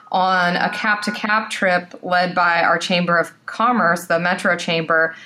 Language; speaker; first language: English; native; English